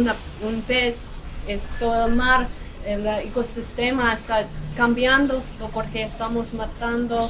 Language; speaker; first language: Spanish; non-native, fluent; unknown